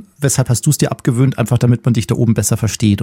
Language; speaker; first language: German; native; German